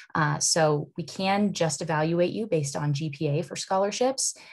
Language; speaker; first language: English; native; English